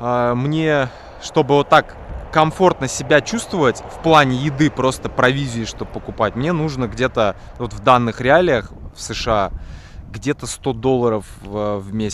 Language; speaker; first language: Russian; native; Russian